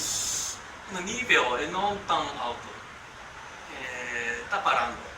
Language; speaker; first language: Portuguese; non-native, learner; Japanese